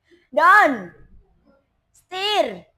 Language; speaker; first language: English; non-native, learner; Indonesian